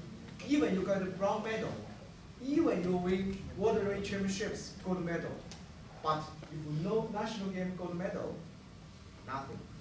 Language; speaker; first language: English; non-native, learner; Chinese